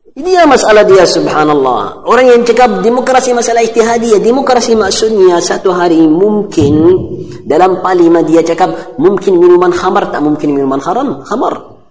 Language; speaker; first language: Malay; non-native, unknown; Arabic